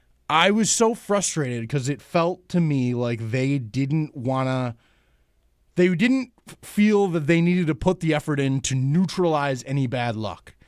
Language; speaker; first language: English; native; English